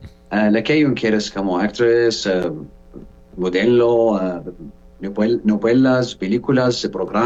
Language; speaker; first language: Spanish; non-native, learner; Arabic